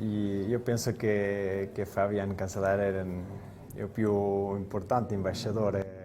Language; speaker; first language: Italian; non-native, learner; Portuguese